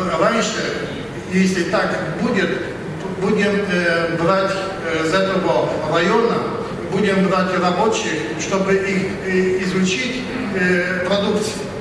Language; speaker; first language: Russian; non-native, learner; Polish